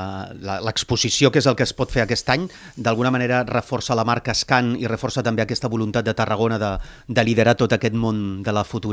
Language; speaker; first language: Catalan; native; Catalan